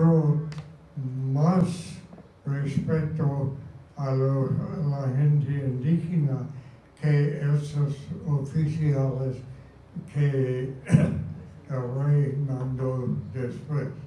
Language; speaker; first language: Spanish; non-native, fluent; English